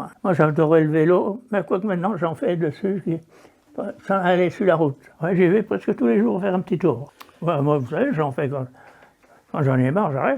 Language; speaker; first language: French; native; French